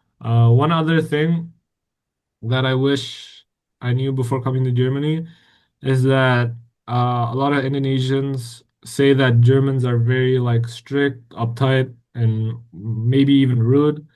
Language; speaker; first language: English; non-native, fluent; Indonesian